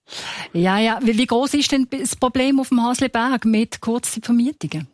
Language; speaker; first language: German; native; German